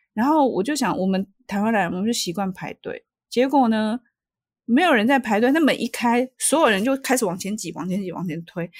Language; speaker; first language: Chinese; native; Chinese